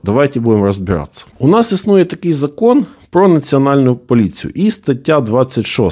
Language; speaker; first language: Russian; native; Russian